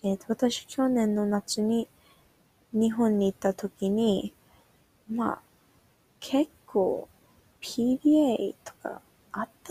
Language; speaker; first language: Japanese; non-native, learner; English